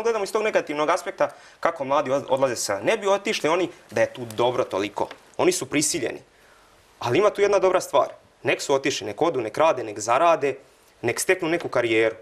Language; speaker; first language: Croatian; native; Croatian